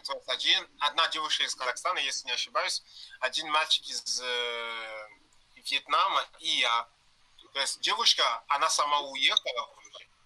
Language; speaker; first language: Russian; non-native, learner; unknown